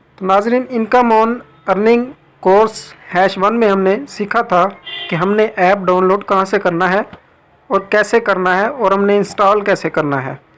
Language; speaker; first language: Urdu; non-native, local second language; Punjabi